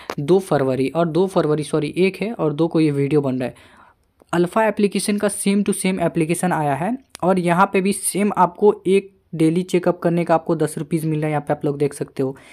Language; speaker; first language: Hindi; native; Hindi